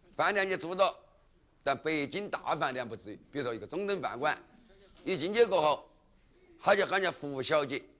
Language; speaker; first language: Chinese; native; Chinese